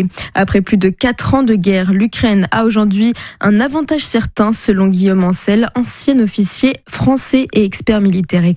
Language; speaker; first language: French; native; French